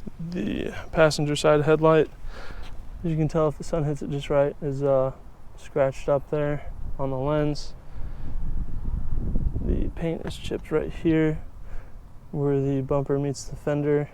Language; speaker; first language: English; native; English